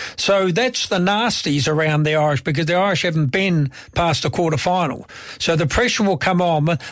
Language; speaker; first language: English; native; English